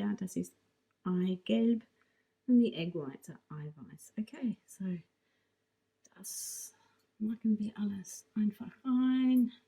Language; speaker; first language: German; non-native, fluent; English